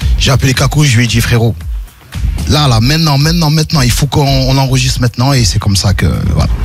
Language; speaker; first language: French; native; French